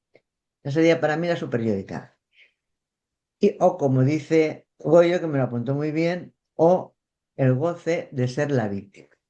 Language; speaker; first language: Spanish; native; Spanish